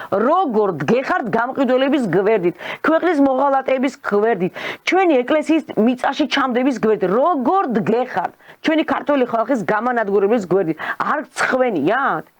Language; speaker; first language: Georgian; native; Georgian